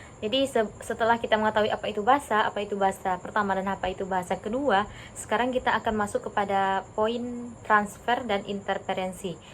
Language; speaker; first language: Indonesian; non-native, local second language; Minangkabau